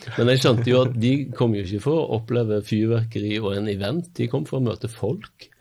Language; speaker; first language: Norwegian; native; Norwegian